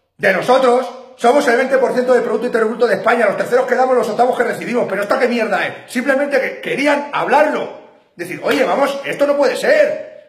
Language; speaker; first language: Spanish; native; Spanish